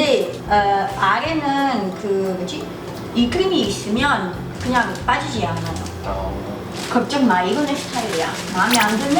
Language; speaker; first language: Korean; non-native, fluent; Italian